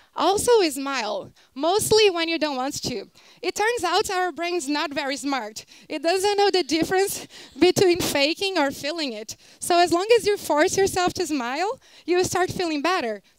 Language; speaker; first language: English; non-native, fluent; Portuguese